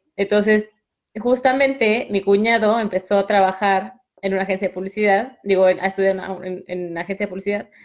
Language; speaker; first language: Spanish; native; Spanish